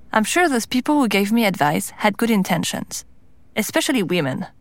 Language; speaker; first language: English; non-native, fluent; French